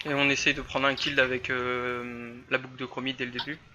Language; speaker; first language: French; native; French